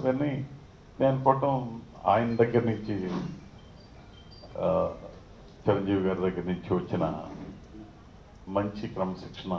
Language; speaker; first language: Telugu; native; Telugu